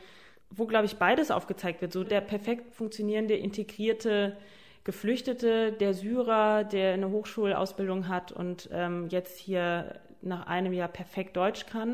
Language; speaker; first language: German; native; German